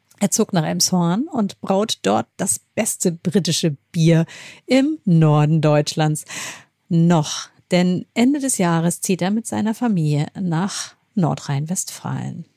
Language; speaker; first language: German; native; German